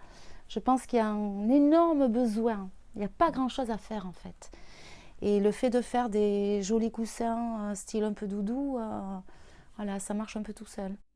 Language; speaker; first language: French; native; French